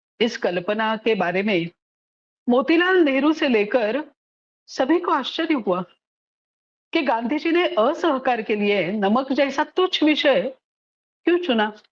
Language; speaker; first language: Hindi; non-native, local second language; Marathi